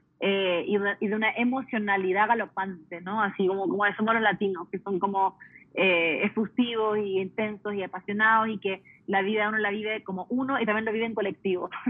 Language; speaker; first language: Spanish; early bilingual, heritage; Spanish